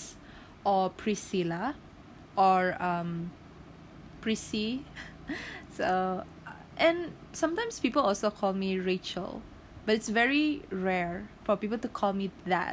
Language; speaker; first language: English; non-native, local second language; Malay